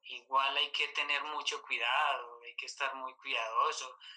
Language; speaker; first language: Spanish; native; Spanish